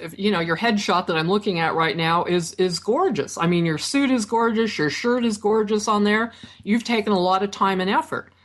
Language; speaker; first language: English; native; English